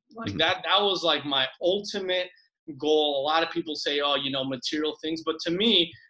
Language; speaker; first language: English; early bilingual, other home language; Spanish